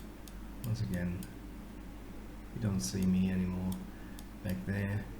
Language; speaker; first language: English; native; English